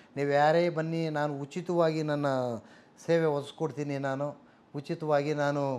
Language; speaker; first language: Kannada; native; Kannada